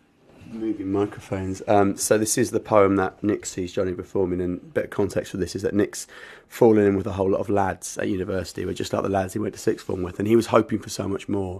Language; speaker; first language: English; native; English